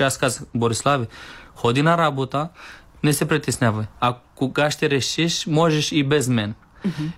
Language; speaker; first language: Bulgarian; non-native, learner; Romanian